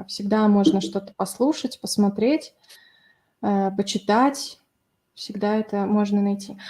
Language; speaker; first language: Russian; native; Russian